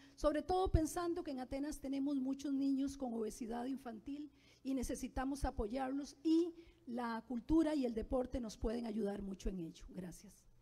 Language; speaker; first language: Spanish; native; Spanish